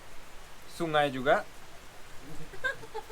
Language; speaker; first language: Indonesian; native; Indonesian